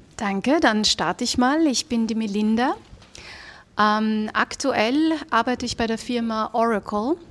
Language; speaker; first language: German; early bilingual, other home language; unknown